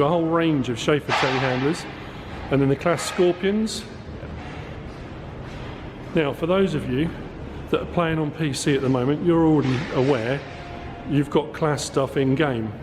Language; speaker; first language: English; native; English